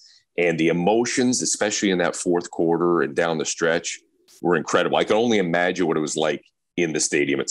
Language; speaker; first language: English; native; English